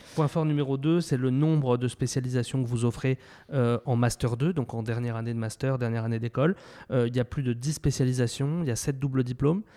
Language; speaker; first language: French; native; French